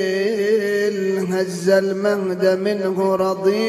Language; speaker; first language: Arabic; native; Arabic